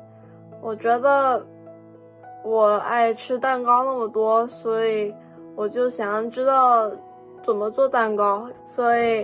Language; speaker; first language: Chinese; early bilingual, heritage; Chinese